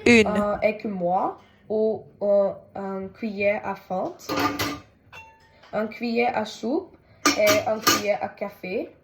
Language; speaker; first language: French; non-native, learner; Tamil